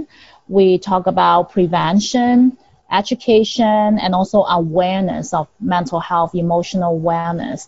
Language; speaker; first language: English; non-native, local second language; Cantonese